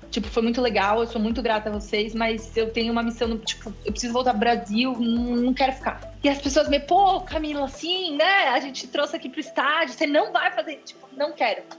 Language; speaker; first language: Portuguese; native; Portuguese